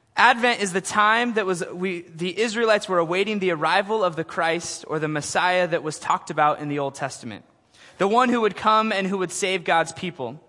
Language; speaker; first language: English; native; English